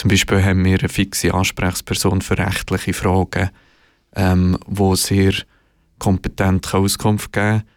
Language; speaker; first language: German; native; German